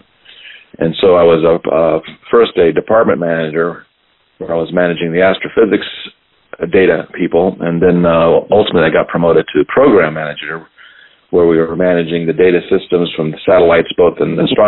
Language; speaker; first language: English; native; English